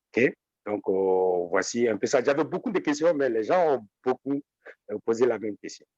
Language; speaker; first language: French; non-native, local second language; Bambara